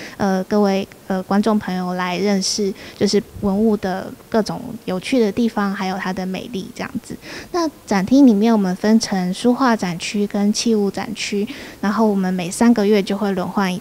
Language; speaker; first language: Chinese; native; Chinese